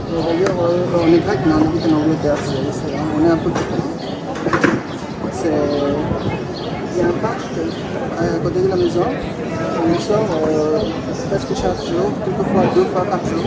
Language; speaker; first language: French; non-native, fluent; Greek